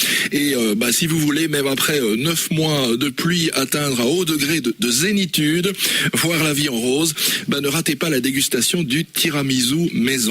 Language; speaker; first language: French; native; French